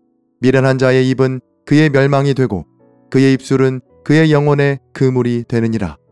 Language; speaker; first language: Korean; native; Korean